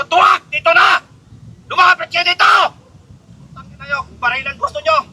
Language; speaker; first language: Filipino; non-native, local second language; Cebuano